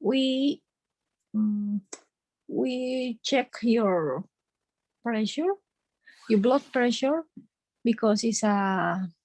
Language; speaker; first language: English; non-native, learner; Spanish